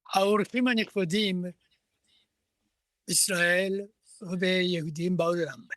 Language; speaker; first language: Hebrew; non-native, learner; Japanese